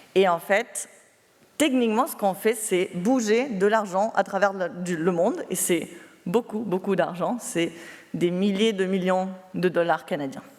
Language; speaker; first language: French; non-native, fluent; Spanish